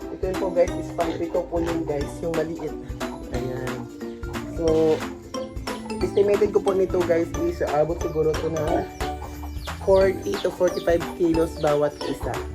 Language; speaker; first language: Filipino; non-native, local second language; Cebuano